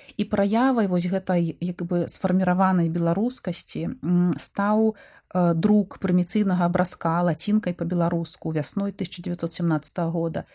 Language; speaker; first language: Belarusian; native; Belarusian